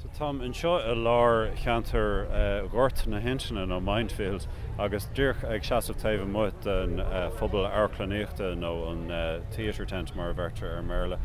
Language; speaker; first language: Irish; non-native, local second language; English